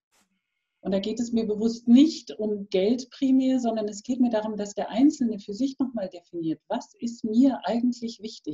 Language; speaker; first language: German; native; German